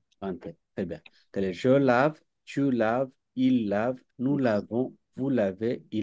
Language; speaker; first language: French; non-native, fluent; Bangla